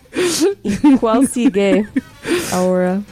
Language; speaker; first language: Spanish; non-native, learner; English